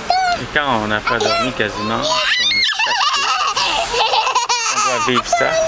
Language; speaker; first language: French; native; French